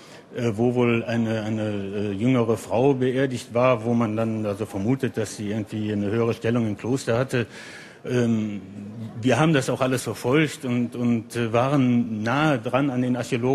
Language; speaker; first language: German; native; German